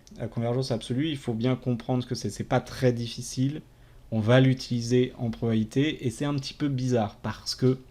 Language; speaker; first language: French; native; French